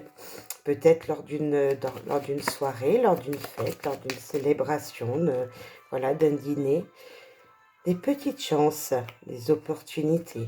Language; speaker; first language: French; native; French